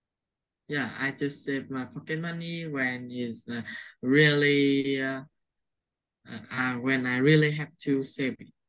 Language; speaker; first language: English; non-native, learner; Vietnamese